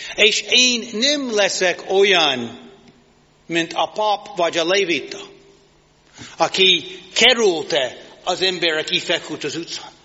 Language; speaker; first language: Hungarian; non-native, fluent; English